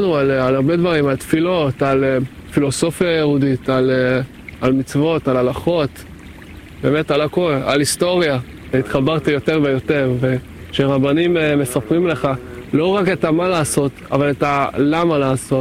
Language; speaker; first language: Hebrew; non-native, fluent; Hungarian